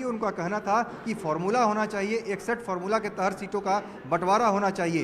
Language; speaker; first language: Hindi; native; Hindi